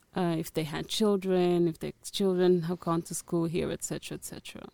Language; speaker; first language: English; early bilingual, other home language; Portuguese